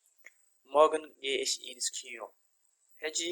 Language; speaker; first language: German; non-native, fluent; Tigrinya